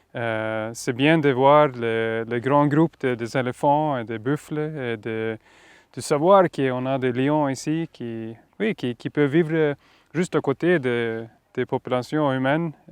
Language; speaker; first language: French; non-native, fluent; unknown